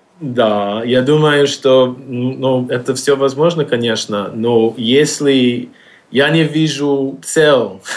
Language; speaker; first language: Russian; non-native, fluent; English